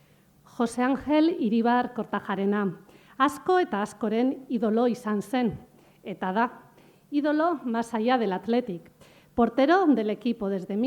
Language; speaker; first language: Basque; native; Basque